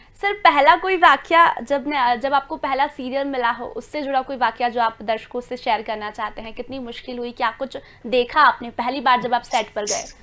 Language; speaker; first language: Hindi; native; Hindi